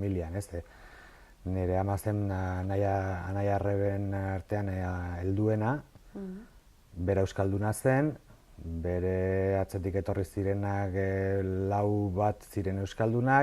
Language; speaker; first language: Basque; non-native, local second language; Spanish